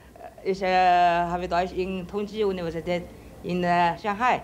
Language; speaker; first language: German; non-native, learner; Chinese